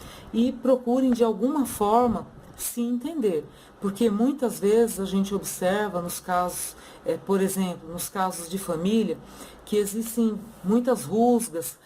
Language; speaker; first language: Portuguese; native; Portuguese